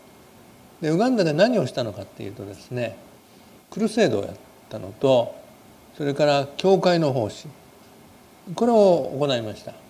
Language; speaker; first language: Japanese; native; Japanese